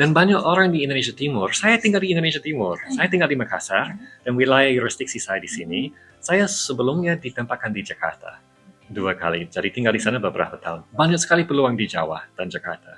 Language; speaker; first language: Indonesian; non-native, fluent; English